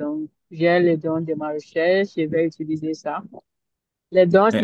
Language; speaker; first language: French; non-native, learner; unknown